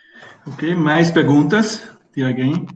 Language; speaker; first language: Portuguese; non-native, fluent; German